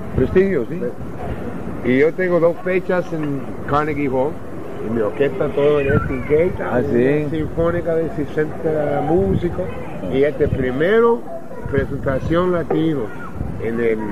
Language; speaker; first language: Spanish; non-native, learner; English